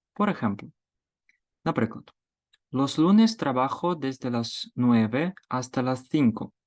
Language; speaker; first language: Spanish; non-native, fluent; Ukrainian